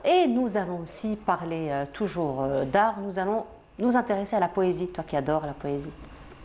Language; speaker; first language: French; native; French